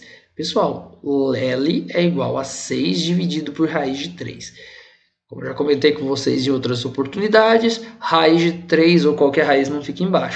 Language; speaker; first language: Portuguese; native; Portuguese